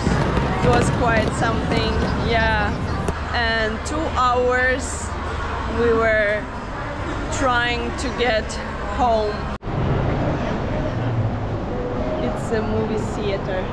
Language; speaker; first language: English; non-native, fluent; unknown